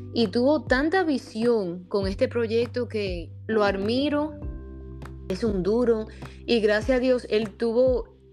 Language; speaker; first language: Spanish; early bilingual, heritage; Spanish